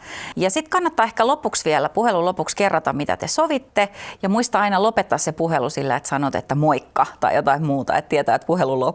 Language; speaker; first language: Finnish; native; Finnish